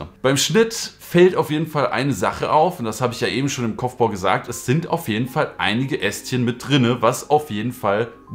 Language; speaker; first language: German; native; German